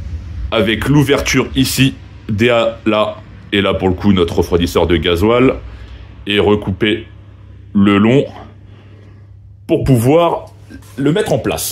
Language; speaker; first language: French; native; French